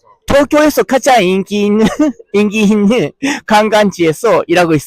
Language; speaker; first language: Korean; non-native, learner; Japanese